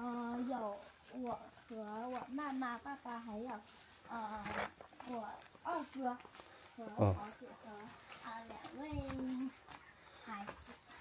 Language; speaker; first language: Chinese; non-native, learner; Vietnamese